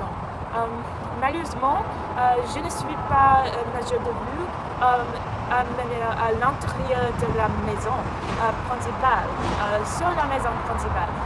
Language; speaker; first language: French; non-native, learner; English